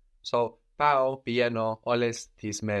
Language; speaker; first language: Greek; non-native, fluent; English